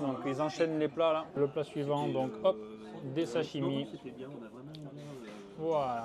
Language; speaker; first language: French; native; French